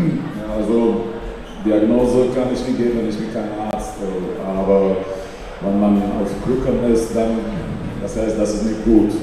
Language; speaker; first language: German; non-native, fluent; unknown